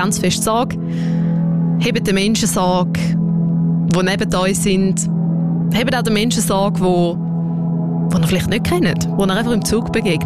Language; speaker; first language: German; native; German